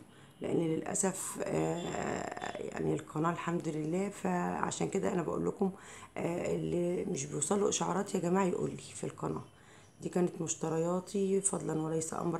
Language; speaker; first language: Arabic; native; Arabic